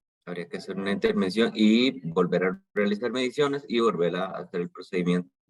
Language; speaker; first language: Spanish; native; Spanish